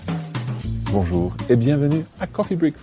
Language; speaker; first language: French; non-native, fluent; English